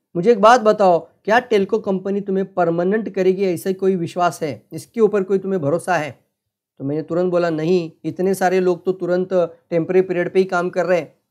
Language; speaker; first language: Hindi; non-native, local second language; Marathi